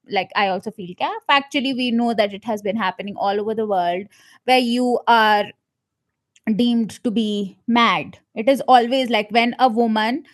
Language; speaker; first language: English; non-native, local second language; Malayalam